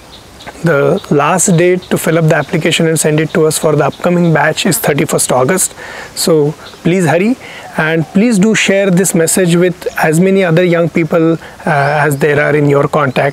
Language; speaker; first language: English; non-native, local second language; Marathi